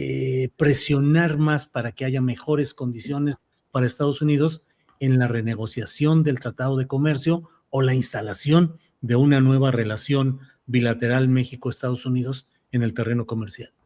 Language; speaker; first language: Spanish; native; Spanish